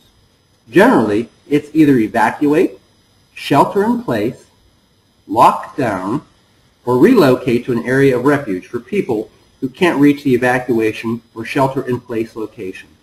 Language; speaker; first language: English; native; English